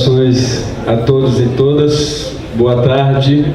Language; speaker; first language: Portuguese; native; Portuguese